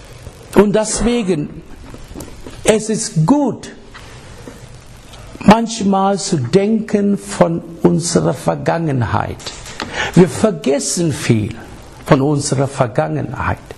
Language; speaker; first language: German; non-native, learner; English